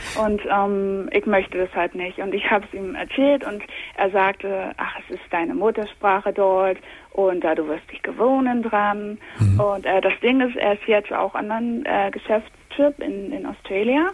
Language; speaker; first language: German; early bilingual, heritage; English